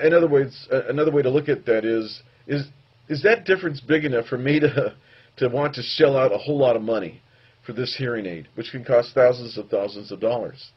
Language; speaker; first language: English; native; English